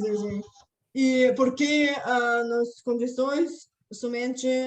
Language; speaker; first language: Portuguese; non-native, fluent; Bulgarian